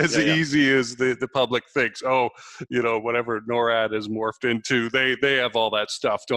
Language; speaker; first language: English; native; English